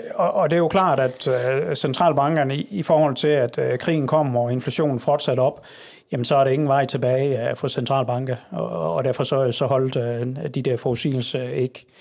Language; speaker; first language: Danish; native; Danish